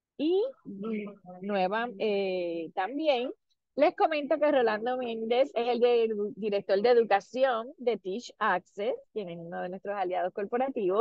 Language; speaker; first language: Spanish; native; Spanish